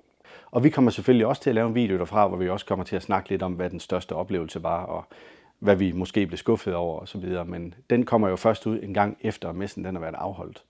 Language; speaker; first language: Danish; native; Danish